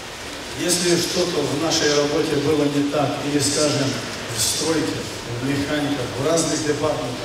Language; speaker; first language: Russian; native; Russian